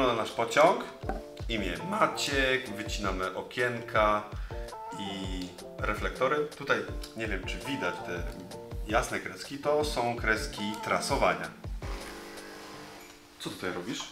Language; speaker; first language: Polish; native; Polish